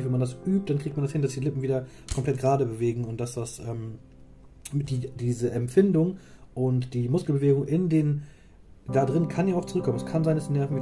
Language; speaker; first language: German; native; German